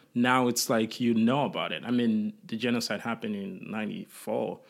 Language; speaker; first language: English; non-native, local second language; Kinyarwanda